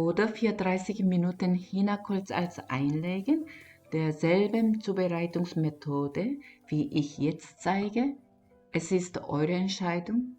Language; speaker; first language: German; non-native, fluent; Korean